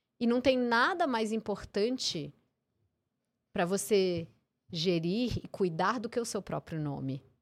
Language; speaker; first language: Portuguese; early bilingual, heritage; English